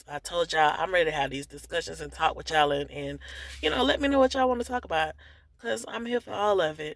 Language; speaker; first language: English; native; English